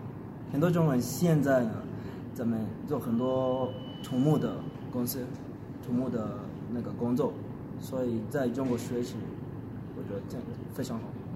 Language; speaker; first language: Chinese; non-native, learner; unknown